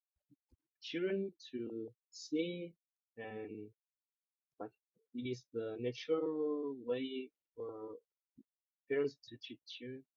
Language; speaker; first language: English; non-native, learner; Vietnamese